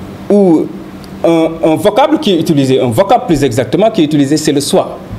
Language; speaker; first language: French; non-native, local second language; Wolof